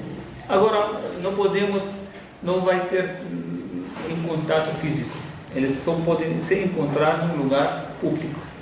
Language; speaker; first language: Portuguese; non-native, fluent; Arabic